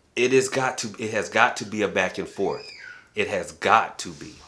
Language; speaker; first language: English; native; English